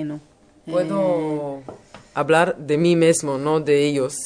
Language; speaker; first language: Spanish; non-native, learner; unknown